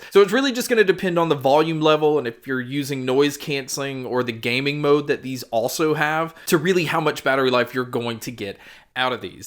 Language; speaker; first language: English; native; English